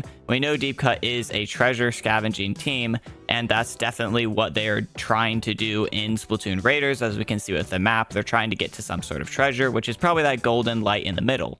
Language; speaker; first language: English; native; English